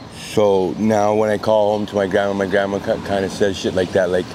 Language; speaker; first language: English; native; English